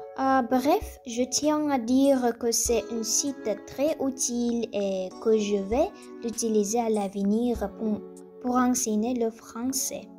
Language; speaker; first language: French; non-native, fluent; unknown